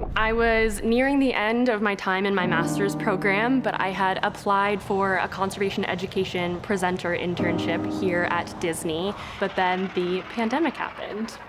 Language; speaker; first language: English; native; English